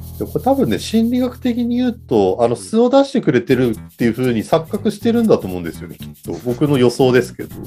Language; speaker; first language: Japanese; native; Japanese